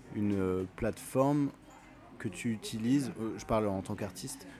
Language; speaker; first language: French; native; French